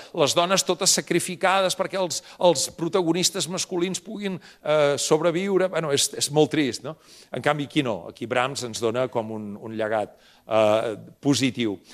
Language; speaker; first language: Catalan; native; Catalan